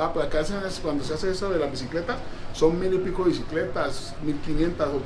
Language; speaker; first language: Spanish; native; Spanish